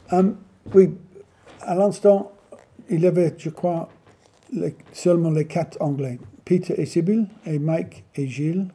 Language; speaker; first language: French; non-native, learner; English